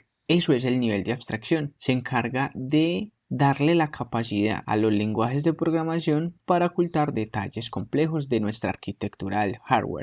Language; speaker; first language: Spanish; native; Spanish